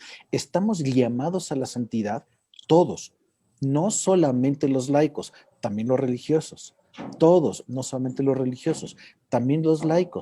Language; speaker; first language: Spanish; native; Spanish